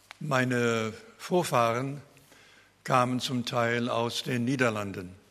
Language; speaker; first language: German; early bilingual, heritage; German